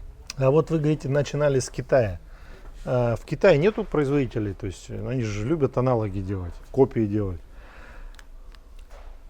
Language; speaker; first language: Russian; native; Russian